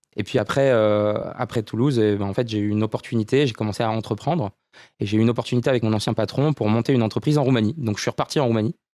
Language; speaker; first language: French; early bilingual, other home language; Romanian